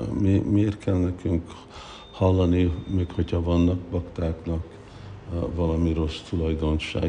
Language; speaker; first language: Hungarian; early bilingual, heritage; Hungarian